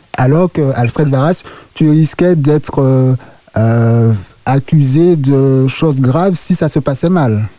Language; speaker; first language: French; native; French